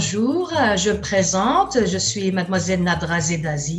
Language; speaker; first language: French; non-native, local second language; Arabic